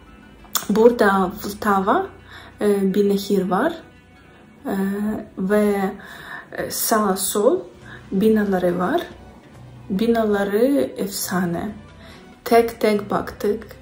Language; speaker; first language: Turkish; non-native, learner; Ukrainian